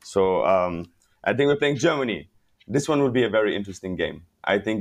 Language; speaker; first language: English; non-native, local second language; Wolof